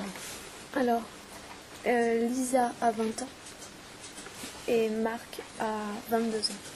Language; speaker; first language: French; non-native, learner; English